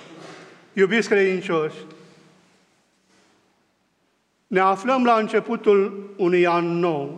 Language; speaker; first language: Romanian; native; Romanian